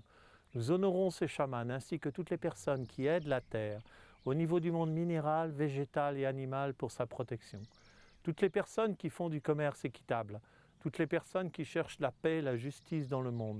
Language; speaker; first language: French; native; French